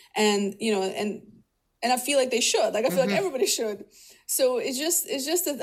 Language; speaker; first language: English; early bilingual, other home language; Russian